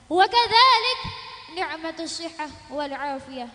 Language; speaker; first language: Arabic; non-native, learner; Indonesian